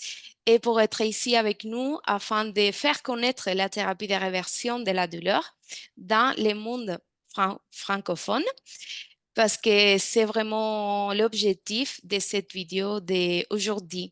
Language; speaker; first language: French; non-native, fluent; Spanish